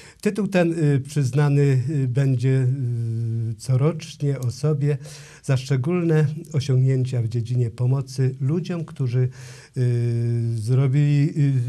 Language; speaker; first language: Polish; native; Polish